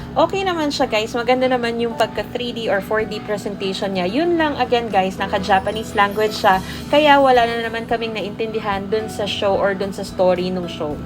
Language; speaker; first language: Filipino; native; Filipino